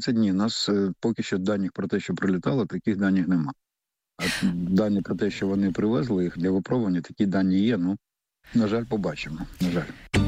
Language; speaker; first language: Ukrainian; native; Ukrainian